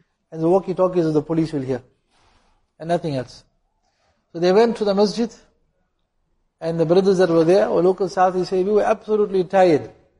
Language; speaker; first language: English; native; English